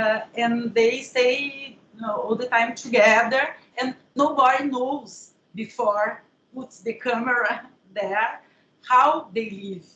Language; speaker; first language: English; non-native, learner; Portuguese